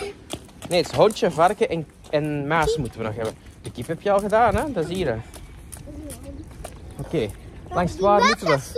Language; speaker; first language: Dutch; native; Dutch